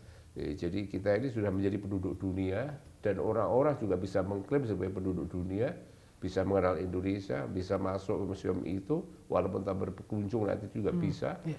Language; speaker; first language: Indonesian; native; Indonesian